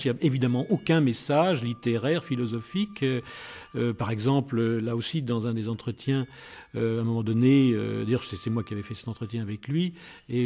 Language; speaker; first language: French; native; French